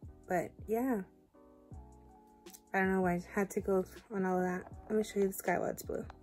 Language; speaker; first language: English; early bilingual, other home language; Spanish